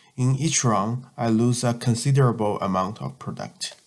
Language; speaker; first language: English; non-native, learner; Chinese